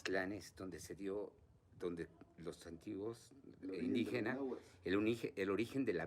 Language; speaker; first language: Spanish; native; Spanish